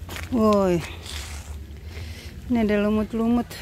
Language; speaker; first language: Malay; native; Malay